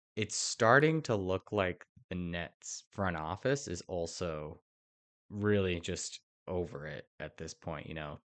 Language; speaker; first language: English; native; English